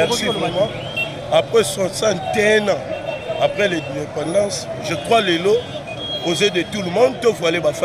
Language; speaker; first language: French; non-native, local second language; Lingala